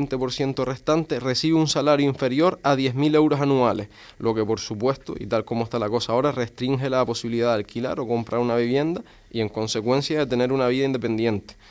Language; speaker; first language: Spanish; native; Spanish